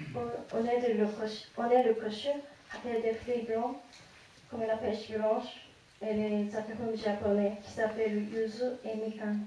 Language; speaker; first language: French; non-native, fluent; Japanese